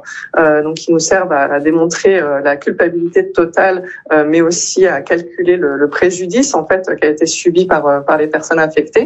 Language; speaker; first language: French; native; French